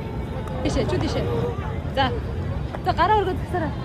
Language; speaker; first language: Mongolian; native; Mongolian